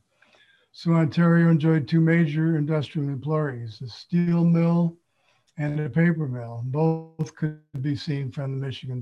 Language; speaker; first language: English; native; English